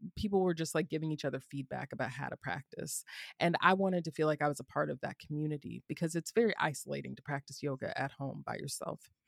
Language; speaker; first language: English; native; English